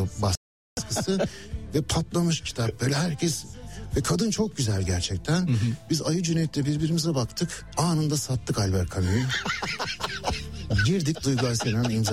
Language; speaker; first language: Turkish; native; Turkish